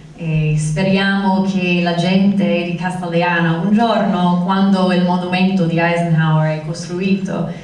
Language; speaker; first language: Italian; non-native, fluent; English